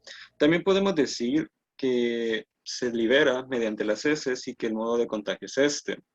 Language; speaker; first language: Spanish; native; Spanish